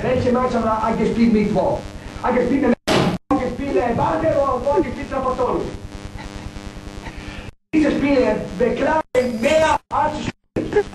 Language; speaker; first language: German; non-native, learner; Italian